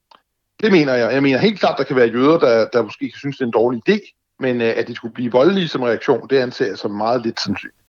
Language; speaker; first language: Danish; native; Danish